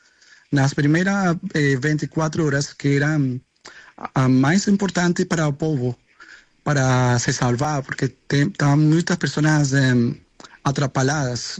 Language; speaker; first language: Portuguese; non-native, learner; Spanish